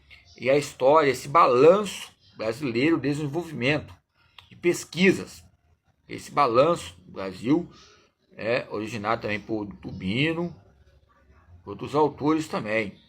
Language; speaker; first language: Portuguese; native; Portuguese